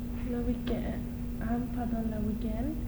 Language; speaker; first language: French; non-native, learner; English